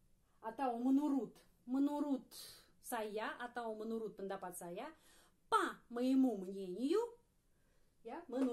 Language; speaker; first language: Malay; non-native, fluent; Russian